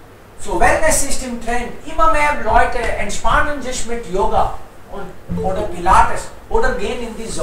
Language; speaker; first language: German; non-native, fluent; Hindi